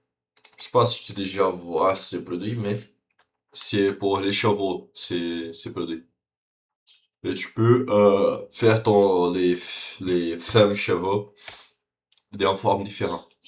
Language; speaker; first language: French; non-native, learner; Portuguese